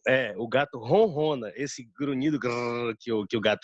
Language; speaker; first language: Portuguese; native; Portuguese